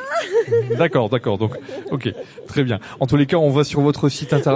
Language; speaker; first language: French; native; French